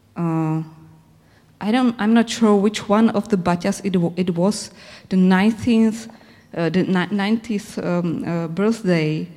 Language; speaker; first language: English; non-native, fluent; Czech